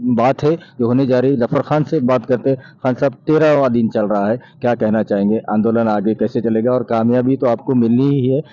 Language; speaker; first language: Urdu; native; Urdu